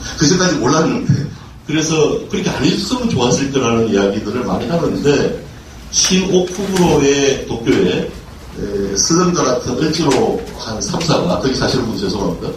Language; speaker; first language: Korean; native; Korean